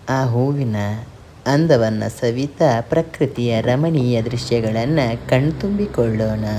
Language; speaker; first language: Kannada; non-native, local second language; Tulu